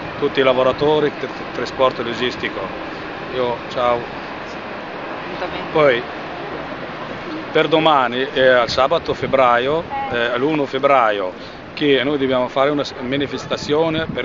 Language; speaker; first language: Italian; non-native, learner; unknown